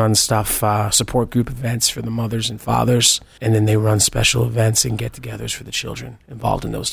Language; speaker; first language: English; native; English